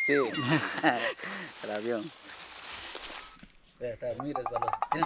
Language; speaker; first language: Spanish; non-native, local second language; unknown